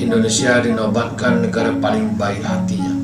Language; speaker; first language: Indonesian; native; Indonesian